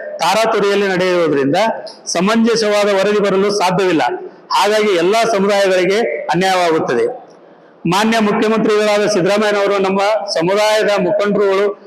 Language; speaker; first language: Kannada; non-native, local second language; Lambadi